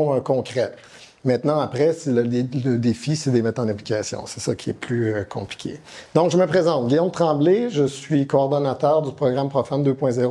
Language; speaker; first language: French; native; French